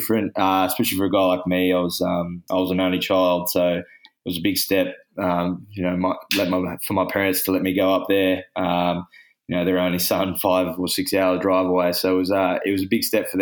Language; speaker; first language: English; native; English